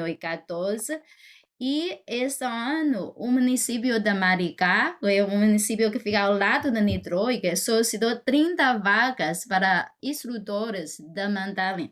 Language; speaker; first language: Portuguese; non-native, fluent; Chinese